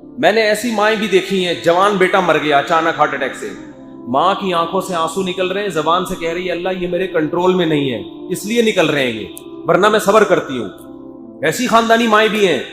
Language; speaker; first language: Urdu; native; Urdu